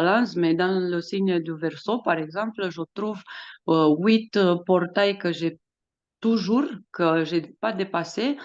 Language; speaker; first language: French; non-native, fluent; Romanian